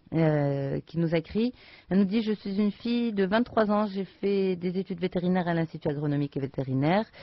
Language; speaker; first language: French; non-native, local second language; Arabic